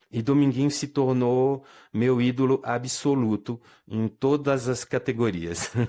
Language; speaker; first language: Portuguese; non-native, fluent; French